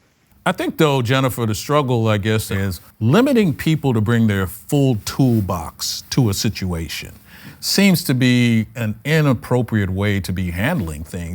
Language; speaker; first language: English; native; English